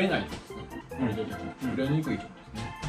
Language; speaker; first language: Japanese; native; Japanese